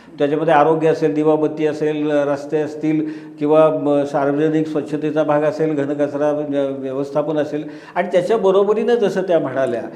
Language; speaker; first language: Marathi; native; Marathi